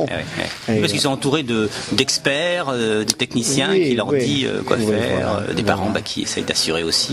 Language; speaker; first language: French; native; French